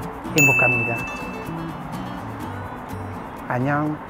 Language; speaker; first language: Korean; non-native, fluent; Italian